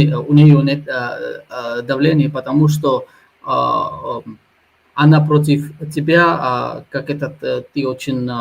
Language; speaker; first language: Russian; non-native, learner; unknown